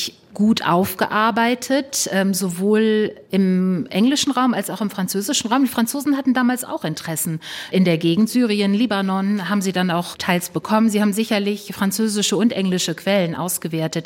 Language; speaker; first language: German; native; German